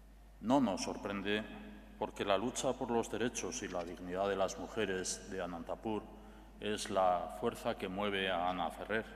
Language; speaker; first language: Spanish; native; Spanish